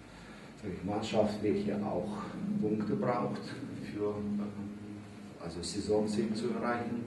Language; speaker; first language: German; non-native, fluent; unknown